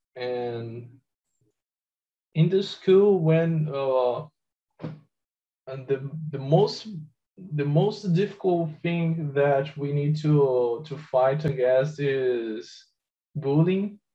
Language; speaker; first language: English; non-native, learner; Portuguese